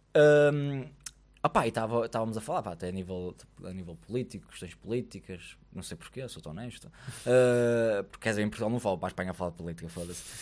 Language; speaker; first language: Portuguese; native; Portuguese